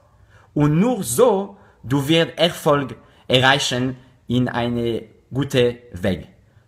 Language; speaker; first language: German; non-native, learner; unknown